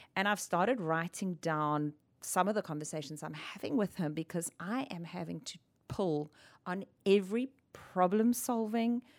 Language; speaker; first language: English; native; English